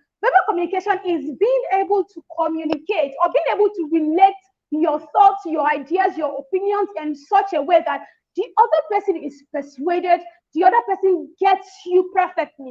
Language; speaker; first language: English; non-native, local second language; Yoruba